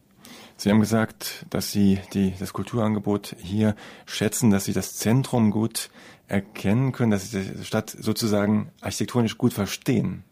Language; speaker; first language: German; native; German